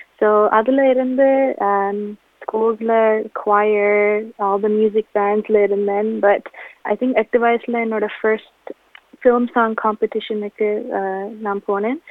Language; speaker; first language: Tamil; early bilingual, heritage; Tamil